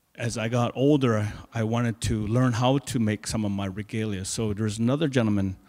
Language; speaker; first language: English; native; English